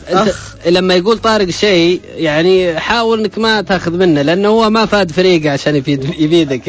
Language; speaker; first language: Arabic; native; Arabic